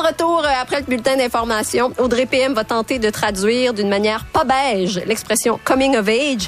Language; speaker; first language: French; native; French